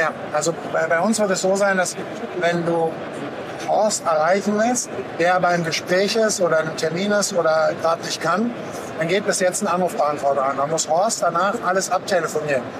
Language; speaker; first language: German; native; German